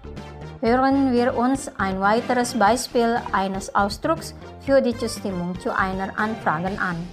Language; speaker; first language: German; non-native, fluent; Indonesian